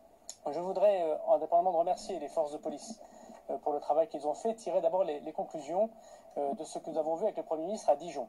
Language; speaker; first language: French; native; French